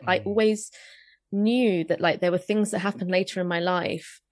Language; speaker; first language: English; native; English